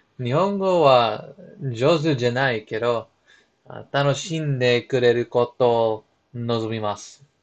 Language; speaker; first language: Japanese; non-native, learner; English